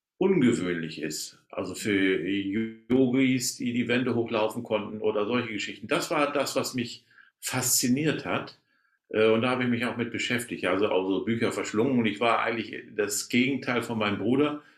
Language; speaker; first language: German; native; German